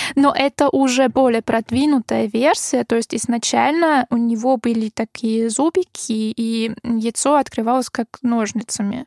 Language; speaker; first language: Russian; non-native, fluent; German